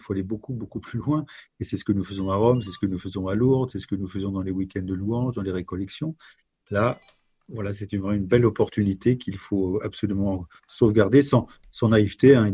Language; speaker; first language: French; native; French